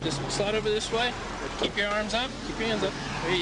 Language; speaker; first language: English; native; English